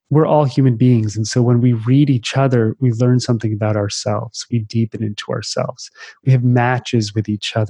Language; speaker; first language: English; native; English